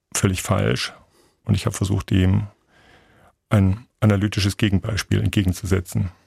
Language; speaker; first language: German; native; German